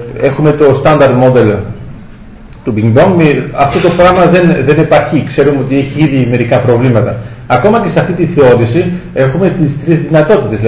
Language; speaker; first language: Greek; early bilingual, heritage; Greek